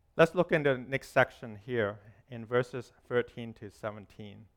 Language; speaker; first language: English; non-native, local second language; Cantonese